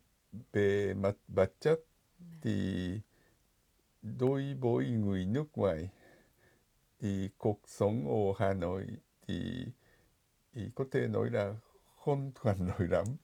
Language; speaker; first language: Vietnamese; non-native, fluent; Japanese